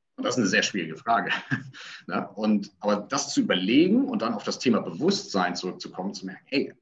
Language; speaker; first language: German; native; German